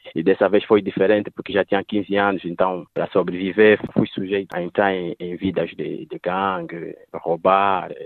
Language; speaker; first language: Portuguese; early bilingual, other home language; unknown